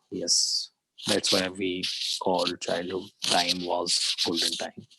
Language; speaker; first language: English; non-native, learner; Urdu